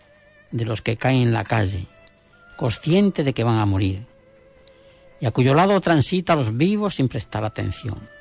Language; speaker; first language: Spanish; native; Spanish